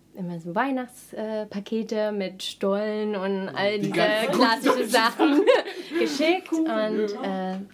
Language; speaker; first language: German; non-native, fluent; English